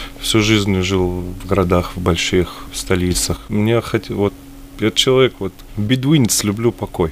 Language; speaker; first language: Russian; early bilingual, other home language; Arabic